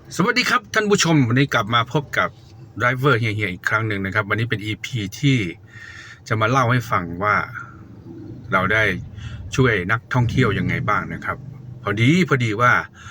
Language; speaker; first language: Thai; native; Thai